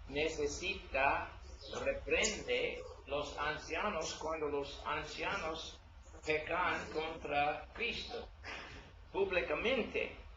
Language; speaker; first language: Spanish; non-native, learner; English